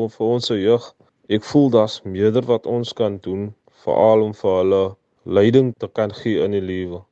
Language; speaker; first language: Afrikaans; native; Afrikaans